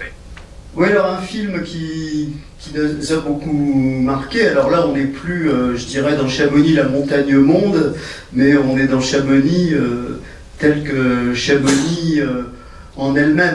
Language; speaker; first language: French; native; French